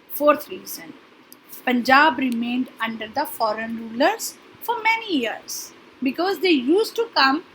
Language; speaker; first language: English; non-native, local second language; Punjabi